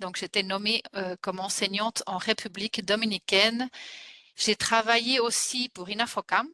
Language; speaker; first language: French; non-native, fluent; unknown